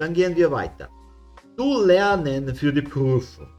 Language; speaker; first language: German; non-native, fluent; Serbian